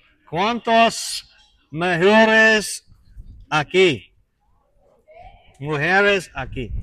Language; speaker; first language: Spanish; non-native, learner; English